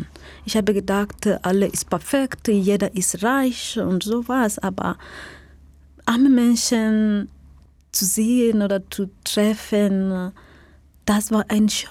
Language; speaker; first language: German; non-native, learner; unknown